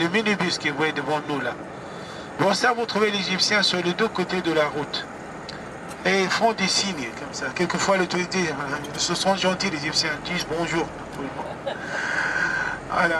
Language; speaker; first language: French; non-native, fluent; Arabic